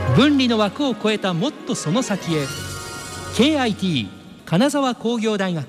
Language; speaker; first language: Japanese; native; Japanese